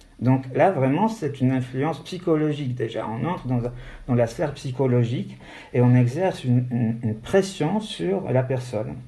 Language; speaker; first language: French; non-native, fluent; Polish